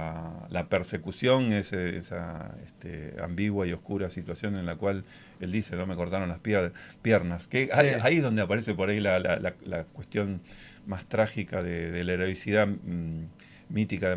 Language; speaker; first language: Spanish; native; Spanish